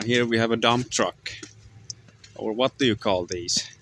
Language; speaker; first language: English; non-native, learner; Swedish